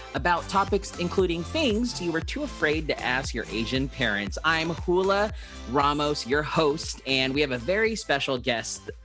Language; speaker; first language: English; early bilingual, other home language; Filipino